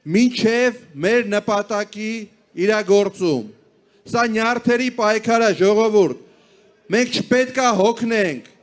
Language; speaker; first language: Armenian; native; Armenian